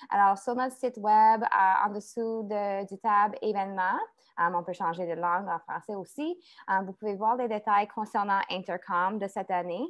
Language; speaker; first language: French; non-native, fluent; English